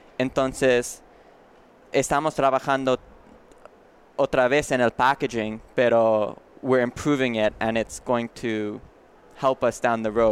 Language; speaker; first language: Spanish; non-native, learner; English